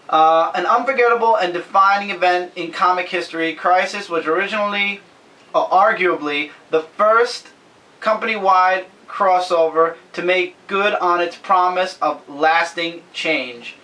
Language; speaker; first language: English; native; English